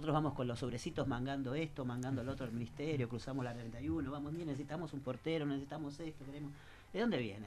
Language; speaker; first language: Spanish; native; Spanish